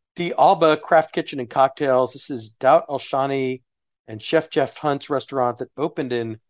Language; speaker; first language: English; native; English